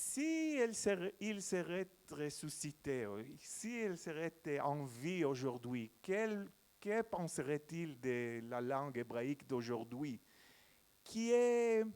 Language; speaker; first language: French; non-native, learner; Hebrew